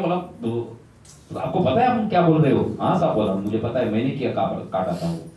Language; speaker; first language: Hindi; non-native, local second language; Marathi